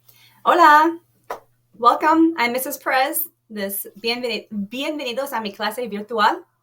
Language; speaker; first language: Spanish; non-native, fluent; English